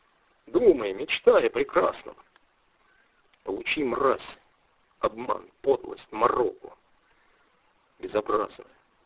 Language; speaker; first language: Russian; native; Russian